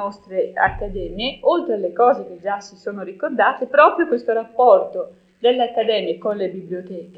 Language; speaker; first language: Italian; native; Italian